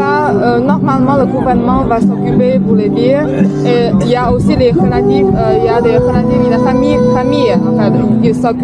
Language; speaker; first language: French; non-native, learner; Chinese